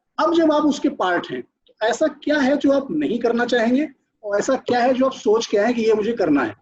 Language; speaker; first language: Hindi; native; Hindi